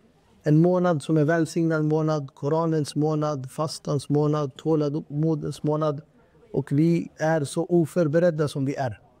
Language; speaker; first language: Swedish; non-native, fluent; Urdu